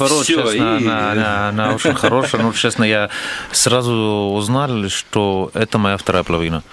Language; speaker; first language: Russian; non-native, learner; Arabic